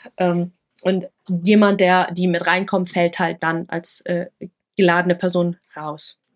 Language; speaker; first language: German; early bilingual, other home language; Vietnamese